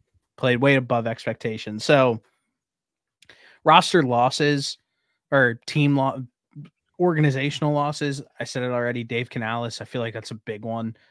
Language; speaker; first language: English; native; English